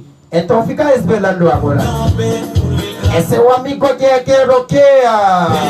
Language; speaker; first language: Portuguese; non-native, learner; Haitian Creole